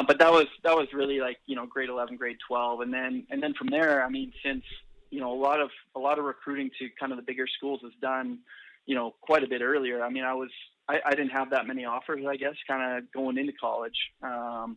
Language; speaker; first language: English; native; English